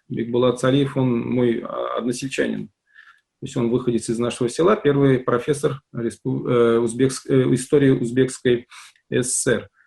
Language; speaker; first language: Russian; native; Russian